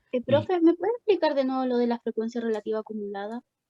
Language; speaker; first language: Spanish; native; Spanish